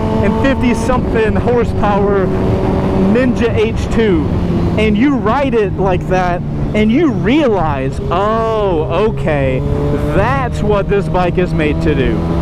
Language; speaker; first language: English; native; English